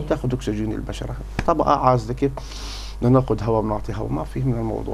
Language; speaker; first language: Arabic; native; Arabic